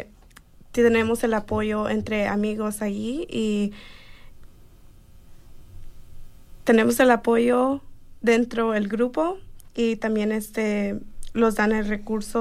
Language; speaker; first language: Spanish; early bilingual, heritage; Spanish